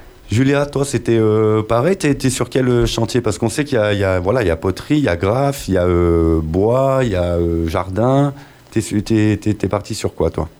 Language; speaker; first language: French; native; French